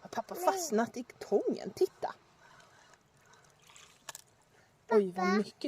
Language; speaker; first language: Swedish; native; Swedish